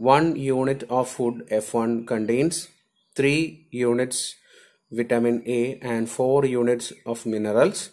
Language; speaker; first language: English; non-native, local second language; Malayalam